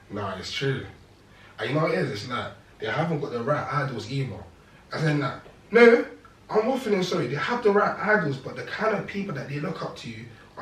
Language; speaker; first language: English; native; English